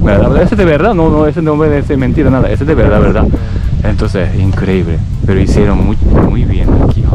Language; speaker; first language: Spanish; non-native, learner; Japanese